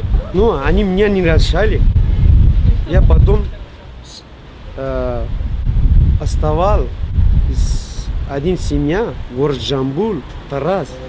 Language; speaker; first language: Russian; non-native, learner; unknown